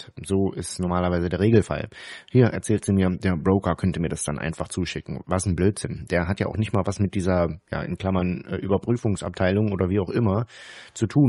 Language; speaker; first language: German; native; German